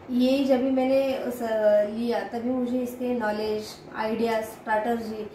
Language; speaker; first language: Hindi; non-native, local second language; Marathi